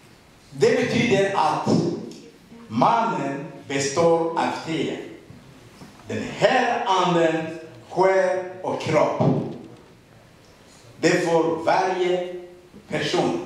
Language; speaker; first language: Swedish; non-native, learner; Rundi